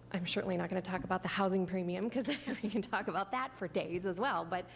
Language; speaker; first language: English; native; English